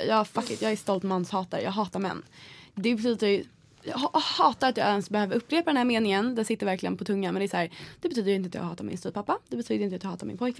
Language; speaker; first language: Swedish; native; Swedish